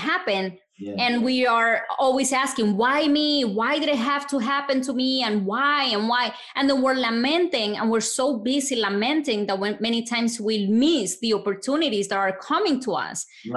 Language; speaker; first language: English; non-native, fluent; Spanish